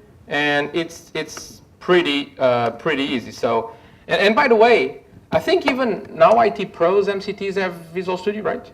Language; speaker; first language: English; non-native, fluent; Portuguese